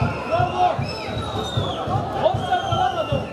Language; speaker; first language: Turkish; native; Turkish